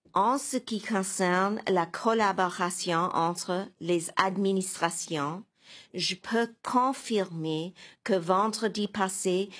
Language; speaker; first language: French; non-native, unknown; English